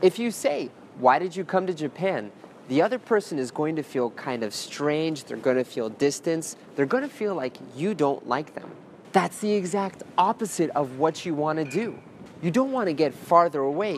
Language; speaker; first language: English; native; English